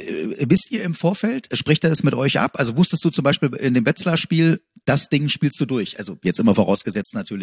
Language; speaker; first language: German; native; German